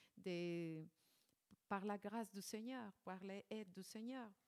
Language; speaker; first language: French; non-native, fluent; Spanish